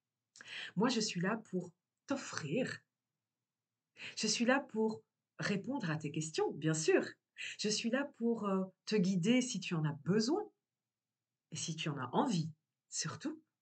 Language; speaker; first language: French; native; French